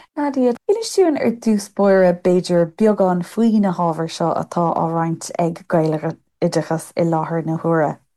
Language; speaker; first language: Irish; non-native, local second language; English